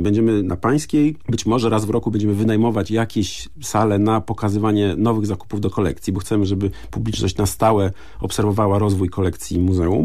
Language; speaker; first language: Polish; native; Polish